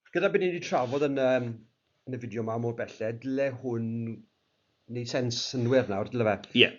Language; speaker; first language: Welsh; native; Welsh